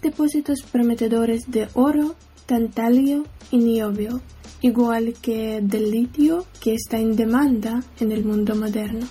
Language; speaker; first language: Spanish; non-native, learner; Ukrainian